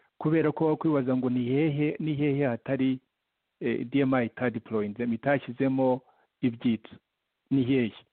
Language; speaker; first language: Kinyarwanda; early bilingual, heritage; Kinyarwanda